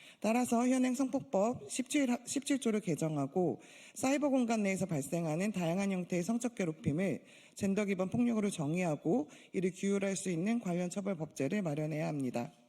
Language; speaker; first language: Korean; native; Korean